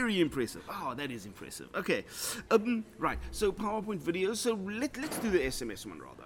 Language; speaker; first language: English; native; English